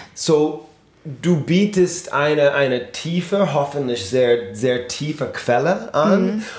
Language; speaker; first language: German; non-native, fluent; English